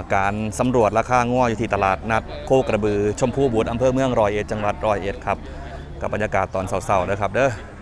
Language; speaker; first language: Thai; native; Thai